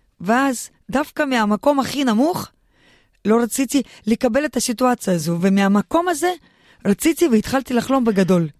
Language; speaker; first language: Hebrew; non-native, fluent; Russian